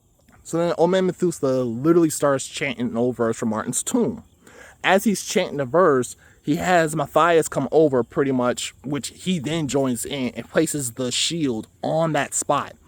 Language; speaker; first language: English; native; English